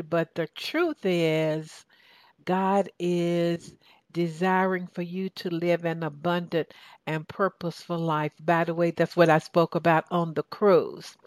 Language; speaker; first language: English; native; English